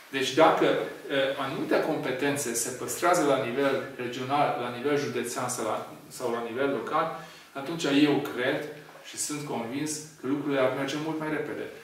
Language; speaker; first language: Romanian; non-native, local second language; Hungarian